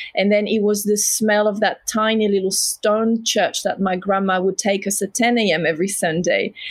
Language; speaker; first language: English; non-native, fluent; French